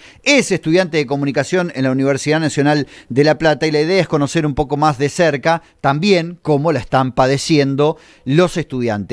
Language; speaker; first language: Spanish; native; Spanish